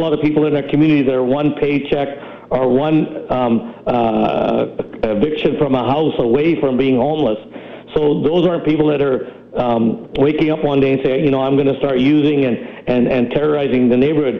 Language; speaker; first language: English; native; English